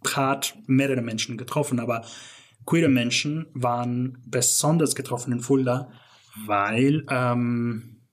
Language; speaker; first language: German; non-native, fluent; English